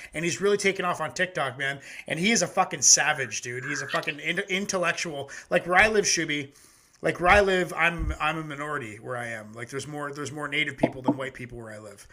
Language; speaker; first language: English; native; English